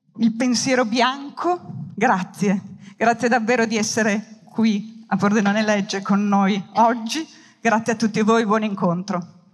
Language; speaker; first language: Italian; native; Italian